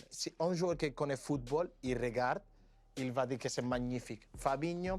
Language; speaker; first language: French; non-native, learner; Spanish